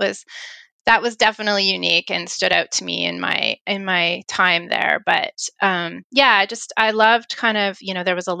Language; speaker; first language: English; native; English